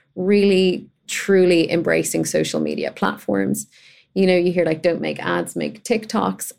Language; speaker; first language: English; native; English